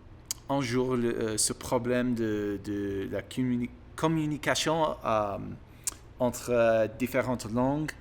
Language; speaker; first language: French; non-native, learner; English